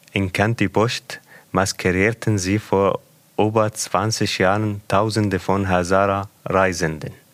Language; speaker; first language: German; non-native, fluent; Persian